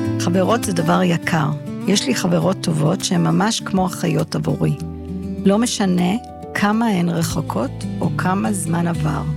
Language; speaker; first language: Hebrew; early bilingual, heritage; English